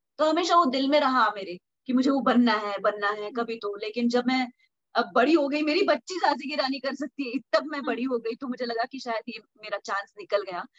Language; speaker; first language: Hindi; non-native, local second language; Marathi